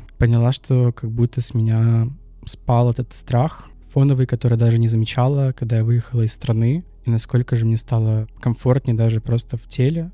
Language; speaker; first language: Russian; native; Russian